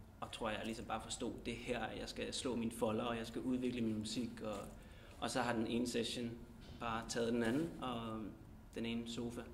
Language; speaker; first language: Danish; native; Danish